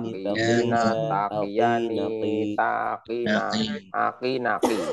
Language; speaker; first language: Arabic; non-native, learner; Indonesian